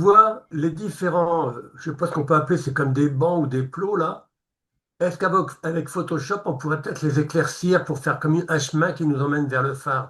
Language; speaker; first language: French; native; French